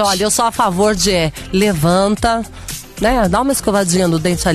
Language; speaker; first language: Portuguese; native; Portuguese